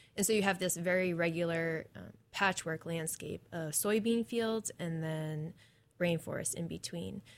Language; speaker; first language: English; native; English